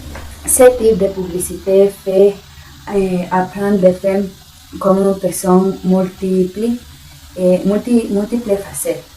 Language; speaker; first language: French; non-native, learner; Spanish